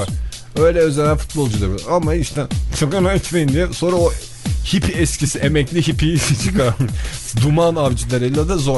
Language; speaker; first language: Turkish; native; Turkish